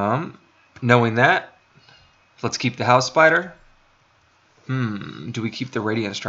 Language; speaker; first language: English; native; English